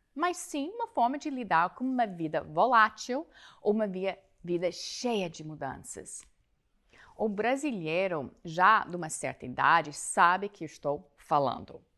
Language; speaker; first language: Portuguese; non-native, fluent; English